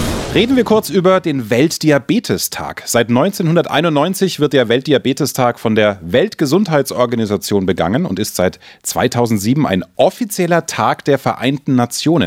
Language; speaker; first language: German; native; German